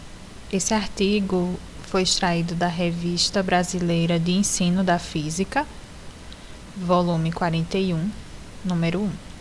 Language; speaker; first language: Portuguese; native; Portuguese